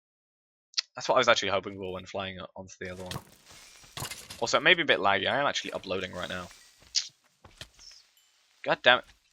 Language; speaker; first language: English; native; English